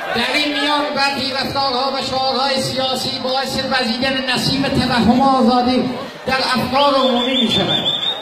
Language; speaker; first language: Persian; non-native, local second language; Azerbaijani